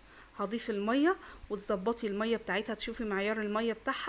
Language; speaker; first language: Arabic; native; Arabic